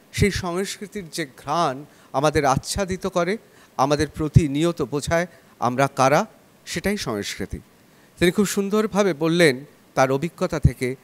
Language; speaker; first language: Bangla; native; Bangla